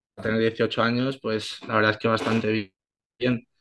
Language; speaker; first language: Spanish; native; Spanish